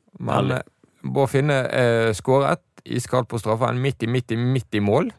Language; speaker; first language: Norwegian; native; Norwegian